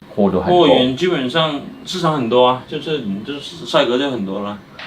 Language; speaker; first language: Chinese; native; Chinese